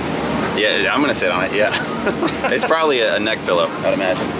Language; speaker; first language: English; native; English